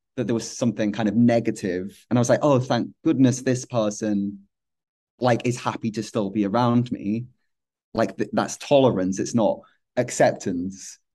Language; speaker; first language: English; native; English